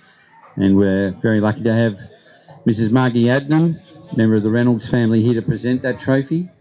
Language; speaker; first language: English; native; English